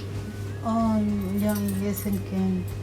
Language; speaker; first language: German; non-native, learner; Thai